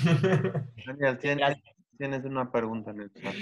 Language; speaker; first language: Spanish; non-native, learner; Portuguese